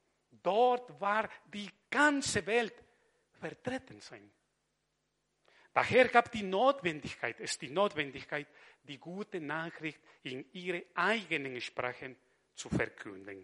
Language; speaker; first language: German; non-native, fluent; Spanish